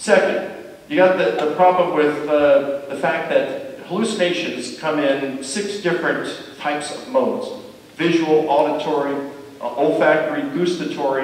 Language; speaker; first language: English; native; English